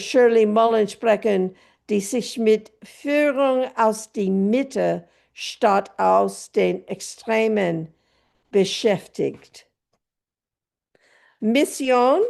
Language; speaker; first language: German; non-native, fluent; English